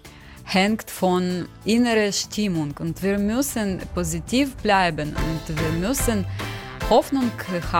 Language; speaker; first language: German; non-native, learner; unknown